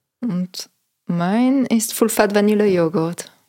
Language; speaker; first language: German; non-native, learner; French